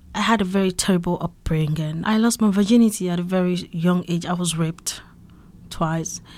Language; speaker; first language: English; non-native, local second language; Yoruba